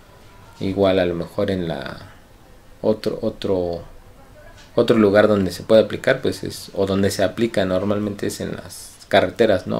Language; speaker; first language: Spanish; native; Spanish